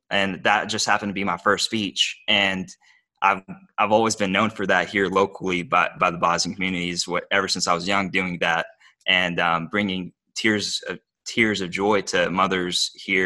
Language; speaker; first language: English; early bilingual, other home language; Bosnian